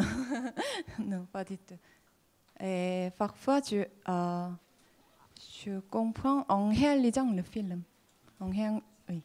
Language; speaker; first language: French; non-native, fluent; Korean